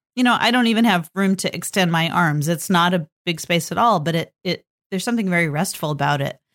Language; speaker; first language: English; native; English